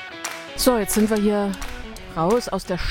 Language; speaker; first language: German; native; German